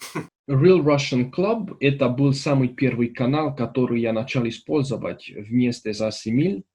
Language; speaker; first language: Russian; non-native, learner; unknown